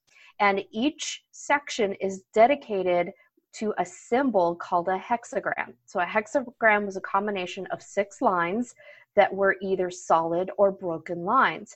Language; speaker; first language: English; native; English